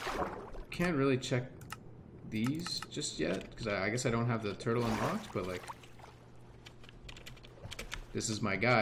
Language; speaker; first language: English; native; English